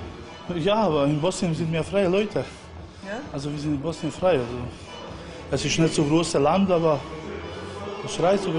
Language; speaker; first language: German; early bilingual, other home language; Bosnian